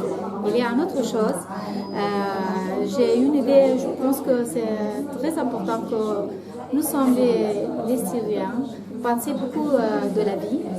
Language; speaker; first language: French; non-native, learner; Arabic